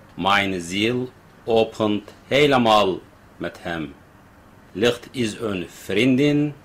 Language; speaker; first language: Dutch; non-native, learner; Turkish